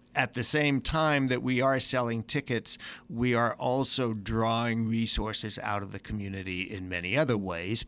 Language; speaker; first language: English; native; English